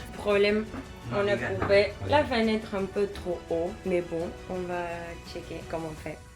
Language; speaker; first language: French; non-native, fluent; Spanish